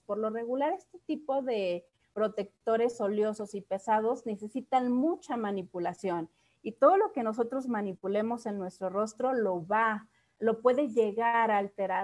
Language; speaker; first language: Spanish; native; Spanish